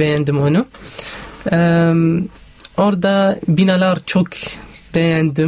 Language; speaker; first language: Turkish; non-native, learner; Arabic